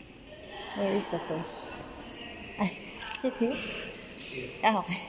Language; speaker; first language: English; non-native, fluent; Filipino